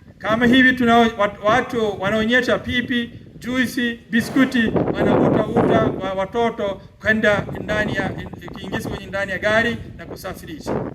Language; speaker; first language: Swahili; non-native, fluent; Malayalam